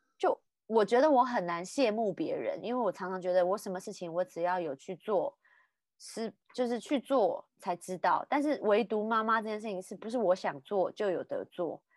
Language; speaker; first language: Chinese; native; Chinese